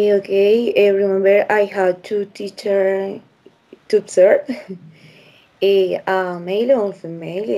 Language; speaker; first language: English; non-native, learner; Spanish